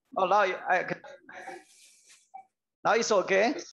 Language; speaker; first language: English; non-native, learner; Chinese